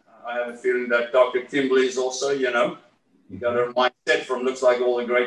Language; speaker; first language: English; native; English